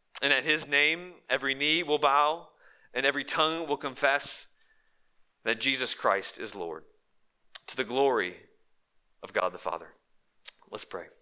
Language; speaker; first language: English; native; English